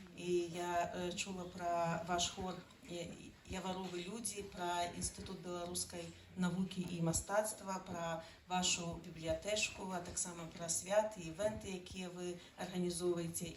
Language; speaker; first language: Belarusian; non-native, local second language; Russian